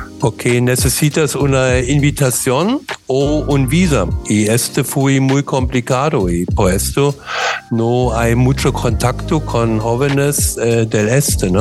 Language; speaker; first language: Spanish; non-native, learner; German